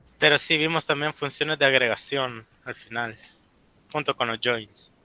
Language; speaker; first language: Spanish; native; Spanish